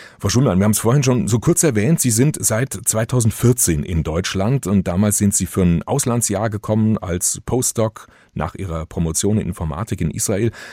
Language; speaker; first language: German; native; German